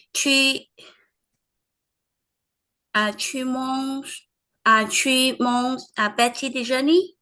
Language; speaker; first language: French; non-native, learner; Vietnamese